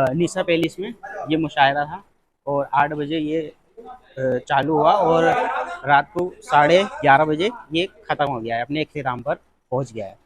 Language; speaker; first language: Hindi; native; Hindi